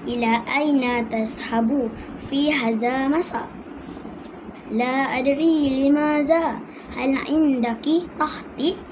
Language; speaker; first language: Arabic; non-native, learner; Malay